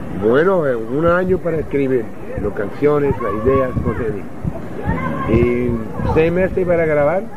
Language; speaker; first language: Spanish; non-native, learner; English